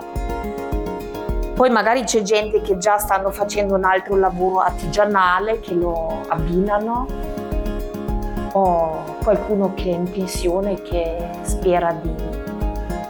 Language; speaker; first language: Italian; non-native, fluent; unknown